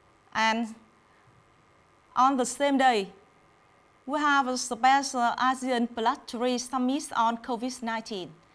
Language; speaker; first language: English; non-native, fluent; Vietnamese